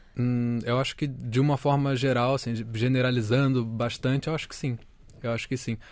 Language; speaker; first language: Portuguese; native; Portuguese